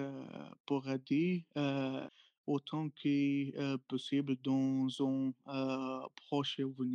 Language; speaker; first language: French; non-native, learner; Arabic